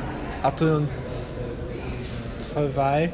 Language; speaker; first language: French; non-native, learner; English